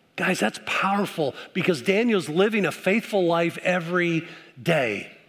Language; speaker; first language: English; native; English